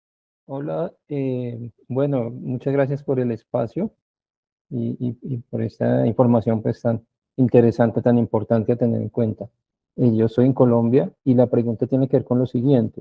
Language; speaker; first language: Spanish; native; Spanish